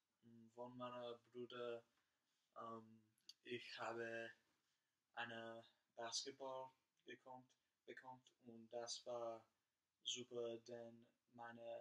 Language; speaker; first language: German; non-native, learner; English